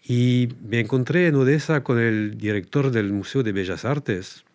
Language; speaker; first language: Spanish; non-native, fluent; French